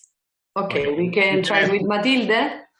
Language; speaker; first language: English; non-native, fluent; Italian